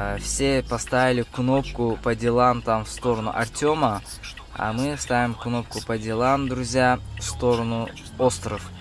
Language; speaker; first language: Russian; non-native, fluent; Uzbek